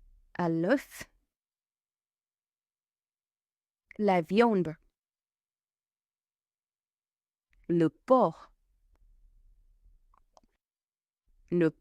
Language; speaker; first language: French; non-native, fluent; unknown